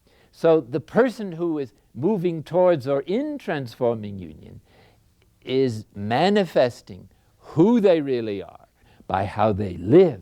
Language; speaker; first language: English; native; English